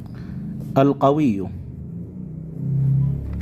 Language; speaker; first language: Arabic; non-native, fluent; Indonesian